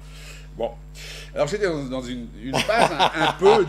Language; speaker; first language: French; native; French